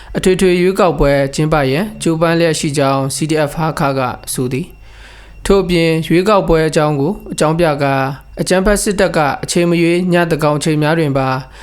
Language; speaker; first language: Burmese; non-native, local second language; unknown